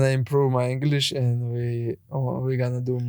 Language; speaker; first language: English; non-native, learner; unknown